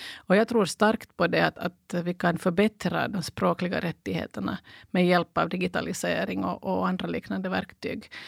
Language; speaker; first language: Swedish; native; Swedish